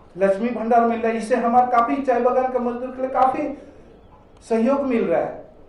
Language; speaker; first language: Hindi; non-native, local second language; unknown